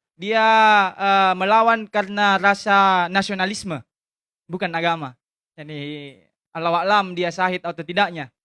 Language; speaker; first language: Indonesian; native; Indonesian